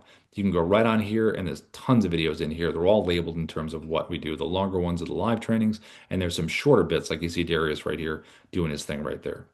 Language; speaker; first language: English; native; English